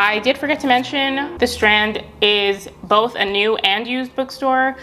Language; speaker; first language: English; native; English